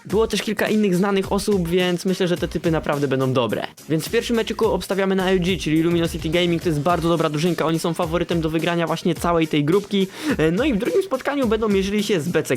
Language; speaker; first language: Polish; native; Polish